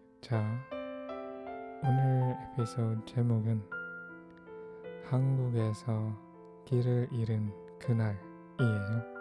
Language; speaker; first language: Korean; non-native, fluent; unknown